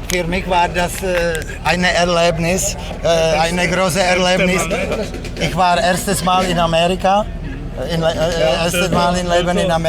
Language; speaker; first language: German; non-native, fluent; Czech